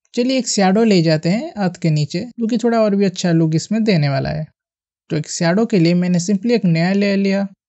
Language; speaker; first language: Hindi; native; Hindi